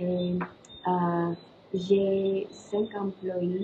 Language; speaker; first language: French; non-native, learner; English